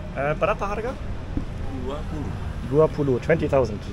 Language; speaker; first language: Indonesian; non-native, learner; German